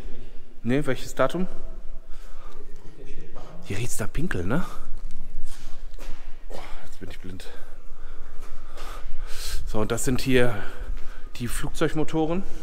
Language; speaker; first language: German; native; German